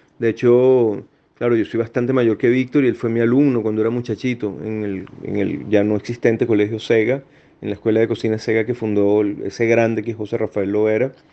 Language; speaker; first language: Spanish; native; Spanish